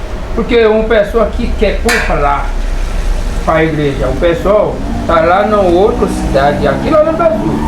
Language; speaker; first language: Portuguese; non-native, learner; Haitian Creole